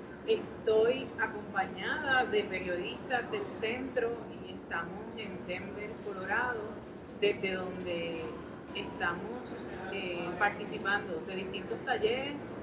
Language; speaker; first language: Spanish; native; Spanish